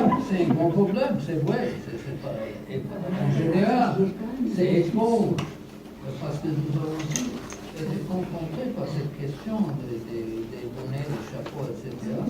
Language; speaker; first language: French; non-native, fluent; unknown